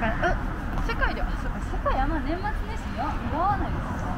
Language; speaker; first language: Japanese; native; Japanese